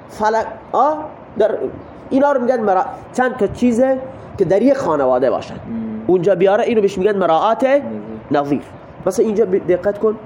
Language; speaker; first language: Persian; non-native, local second language; Baluchi